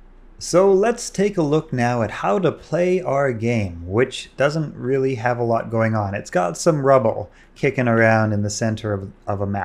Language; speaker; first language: English; native; English